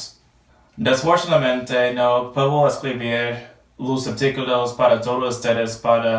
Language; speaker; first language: Spanish; non-native, learner; English